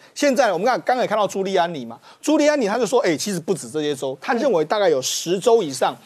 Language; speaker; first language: Chinese; native; Chinese